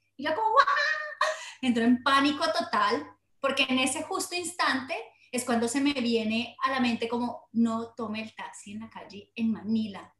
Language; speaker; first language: Spanish; native; Spanish